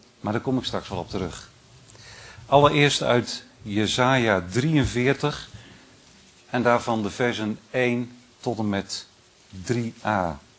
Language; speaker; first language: Dutch; native; Dutch